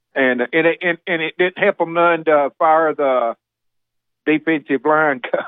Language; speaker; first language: English; native; English